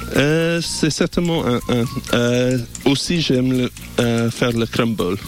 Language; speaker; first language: French; non-native, learner; English